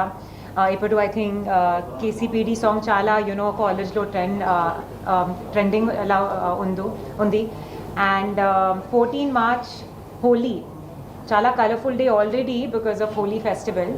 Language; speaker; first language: Telugu; non-native, learner; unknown